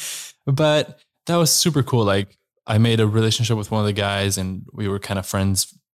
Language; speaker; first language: English; non-native, fluent; Slovenian